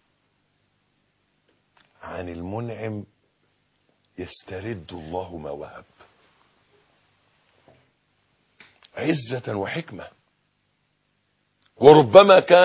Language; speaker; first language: Arabic; native; Arabic